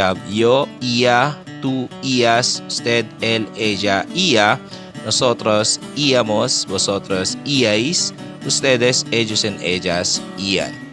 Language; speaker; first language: Spanish; non-native, fluent; Filipino